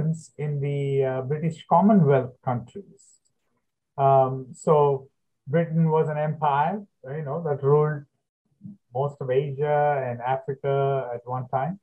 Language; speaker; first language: English; non-native, local second language; Telugu